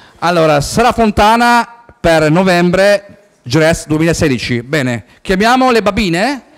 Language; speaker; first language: Italian; native; Italian